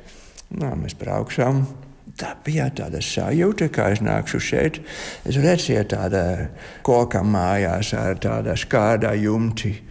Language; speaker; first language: Latvian; non-native, learner; Dutch